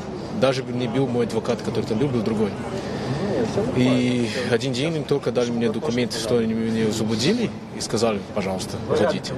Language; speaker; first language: Russian; non-native, learner; Portuguese